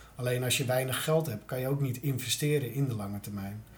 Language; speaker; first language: Dutch; native; Dutch